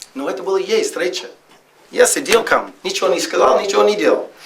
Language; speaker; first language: Russian; non-native, fluent; English